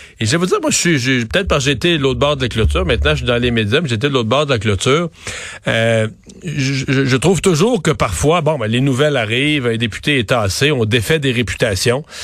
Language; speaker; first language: French; native; French